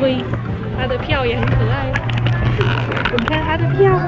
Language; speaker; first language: Chinese; native; Chinese